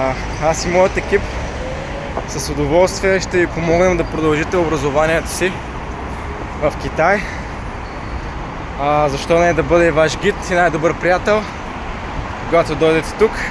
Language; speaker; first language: Bulgarian; native; Bulgarian